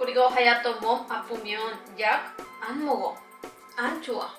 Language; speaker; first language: Korean; non-native, learner; Spanish